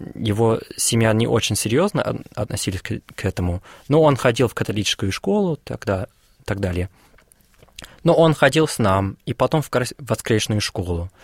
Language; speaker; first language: Russian; non-native, fluent; English